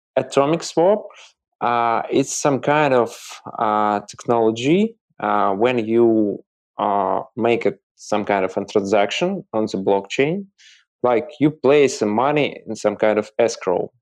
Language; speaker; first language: English; non-native, learner; Russian